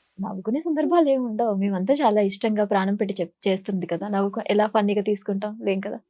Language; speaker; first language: Telugu; native; Telugu